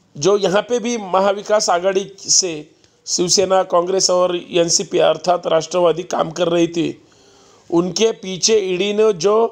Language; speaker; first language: Hindi; non-native, local second language; Marathi